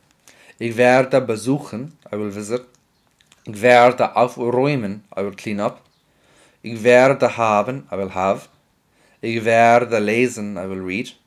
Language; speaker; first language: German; non-native, fluent; English